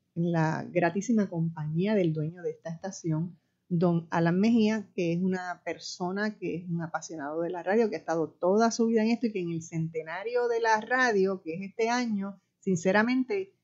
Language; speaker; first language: Spanish; native; Spanish